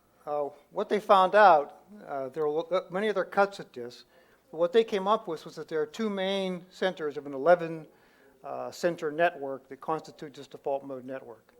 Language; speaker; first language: English; native; English